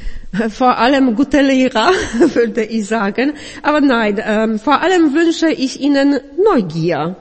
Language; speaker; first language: German; non-native, fluent; Polish